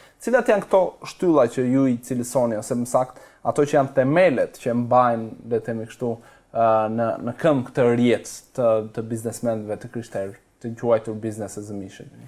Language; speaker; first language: Albanian; native; Albanian